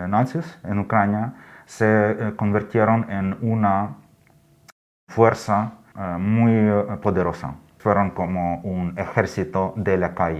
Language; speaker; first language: Spanish; non-native, fluent; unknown